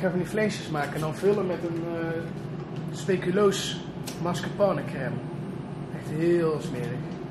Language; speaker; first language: Dutch; native; Dutch